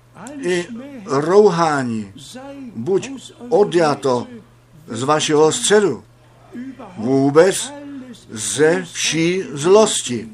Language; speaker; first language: Czech; non-native, fluent; German